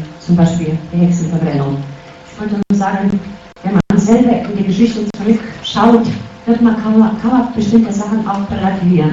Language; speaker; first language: German; non-native, fluent; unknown